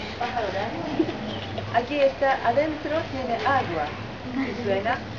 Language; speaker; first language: Spanish; non-native, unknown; Japanese